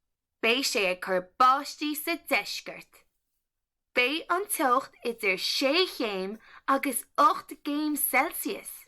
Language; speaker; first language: Irish; non-native, local second language; English